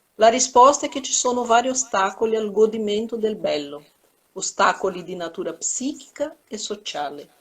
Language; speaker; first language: Italian; non-native, fluent; Portuguese